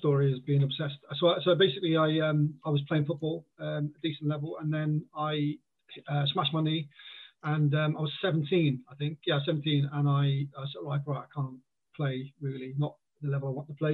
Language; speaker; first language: English; native; English